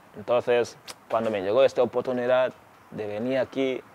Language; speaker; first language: Spanish; non-native, fluent; Ganda